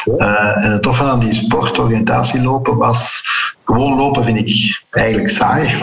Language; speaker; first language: Dutch; early bilingual, heritage; Dutch